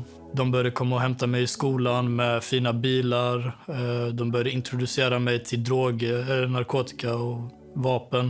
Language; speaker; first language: Swedish; native; Swedish